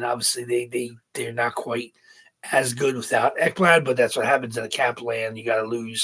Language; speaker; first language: English; native; English